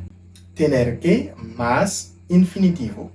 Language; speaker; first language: Spanish; non-native, fluent; Haitian Creole